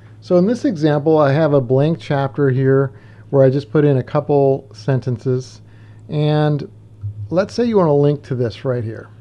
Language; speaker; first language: English; native; English